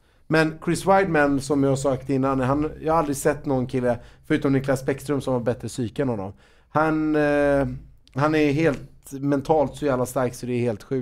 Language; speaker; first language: Swedish; native; Swedish